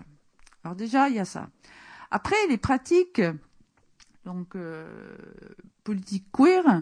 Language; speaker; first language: French; native; French